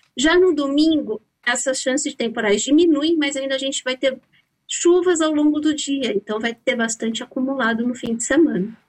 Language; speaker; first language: Portuguese; native; Portuguese